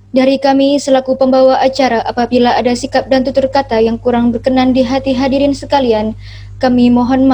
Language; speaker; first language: Malay; native; Malay